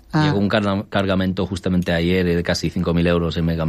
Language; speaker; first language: Spanish; native; Spanish